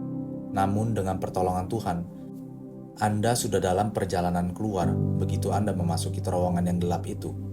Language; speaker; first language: Indonesian; native; Indonesian